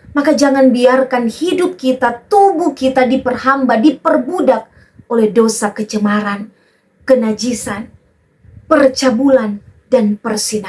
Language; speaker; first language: Indonesian; native; Indonesian